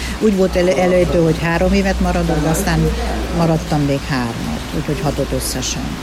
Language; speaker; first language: Hungarian; native; Hungarian